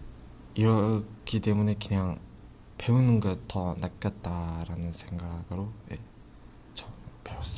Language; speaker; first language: Korean; non-native, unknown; Mongolian